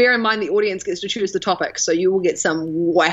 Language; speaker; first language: English; native; English